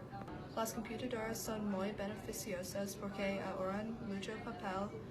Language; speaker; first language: Spanish; non-native, learner; English